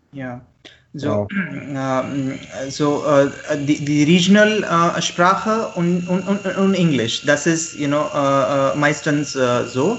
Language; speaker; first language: German; non-native, learner; Marathi